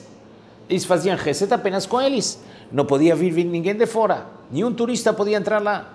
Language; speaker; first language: Portuguese; non-native, fluent; Spanish